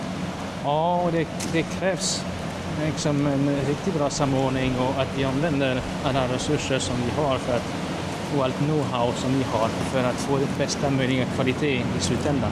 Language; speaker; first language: Swedish; non-native, fluent; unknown